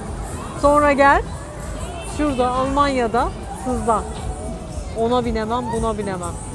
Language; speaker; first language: Turkish; native; Turkish